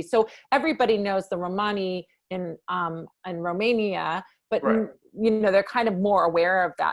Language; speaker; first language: English; native; English